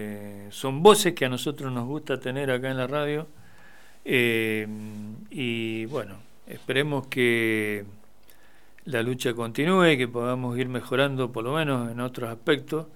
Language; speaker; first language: Spanish; native; Spanish